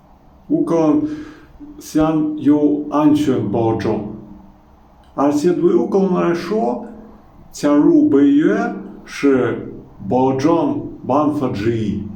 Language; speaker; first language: Chinese; non-native, fluent; Ukrainian